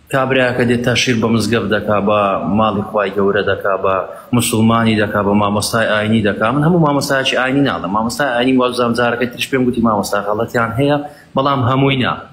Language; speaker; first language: Central Kurdish; native; Central Kurdish